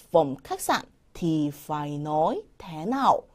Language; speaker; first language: Vietnamese; non-native, fluent; Korean